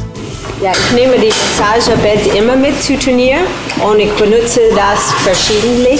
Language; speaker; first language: German; non-native, fluent; English